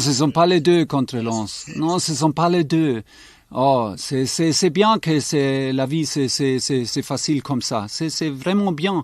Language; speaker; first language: French; non-native, fluent; German